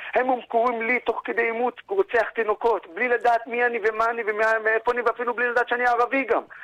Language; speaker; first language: Hebrew; non-native, local second language; Arabic